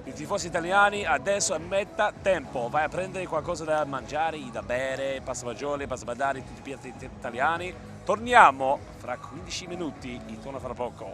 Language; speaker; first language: Italian; non-native, learner; English